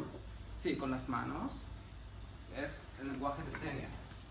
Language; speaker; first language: Spanish; non-native, learner; Hebrew